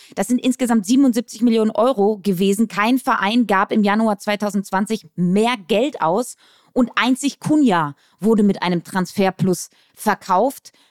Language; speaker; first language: German; native; German